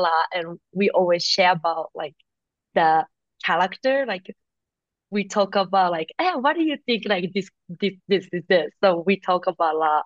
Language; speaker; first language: English; non-native, learner; Japanese